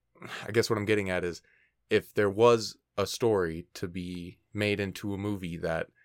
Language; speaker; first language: English; native; English